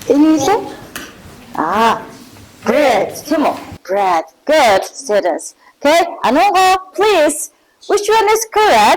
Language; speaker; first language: English; non-native, learner; Mongolian